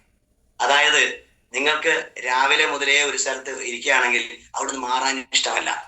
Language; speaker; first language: Malayalam; native; Malayalam